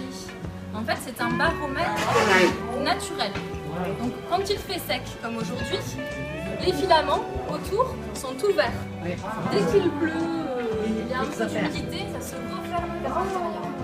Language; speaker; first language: French; native; French